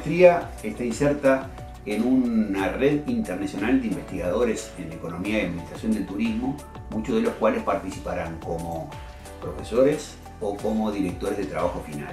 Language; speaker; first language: Spanish; native; Spanish